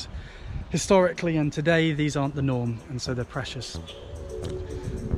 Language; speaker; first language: English; native; English